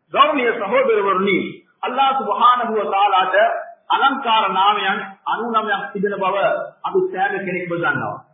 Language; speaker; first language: Sinhala; non-native, local second language; Tamil